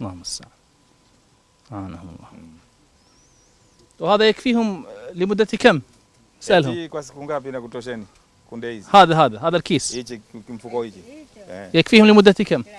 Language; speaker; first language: Arabic; native; Arabic